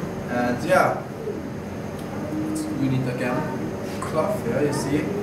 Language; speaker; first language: English; non-native, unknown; German